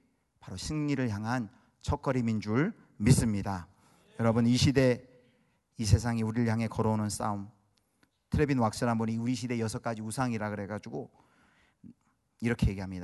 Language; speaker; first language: Korean; native; Korean